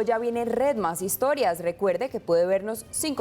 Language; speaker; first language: Spanish; native; Spanish